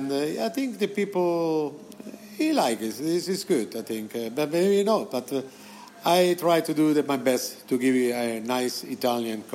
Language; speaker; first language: English; non-native, fluent; Italian